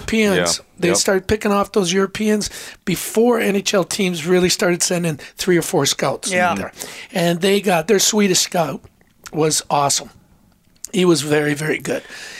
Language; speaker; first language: English; native; English